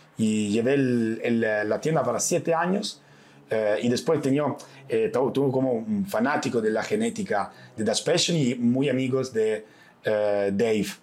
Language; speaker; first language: Spanish; non-native, fluent; Italian